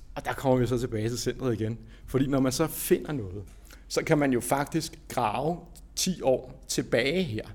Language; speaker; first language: Danish; native; Danish